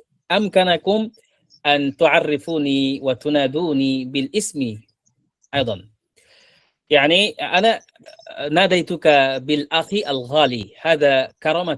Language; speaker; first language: Arabic; non-native, fluent; Bangla